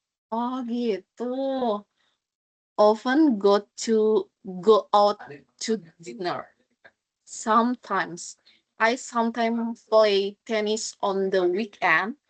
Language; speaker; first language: English; non-native, learner; Indonesian